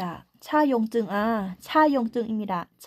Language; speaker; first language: Korean; non-native, learner; Thai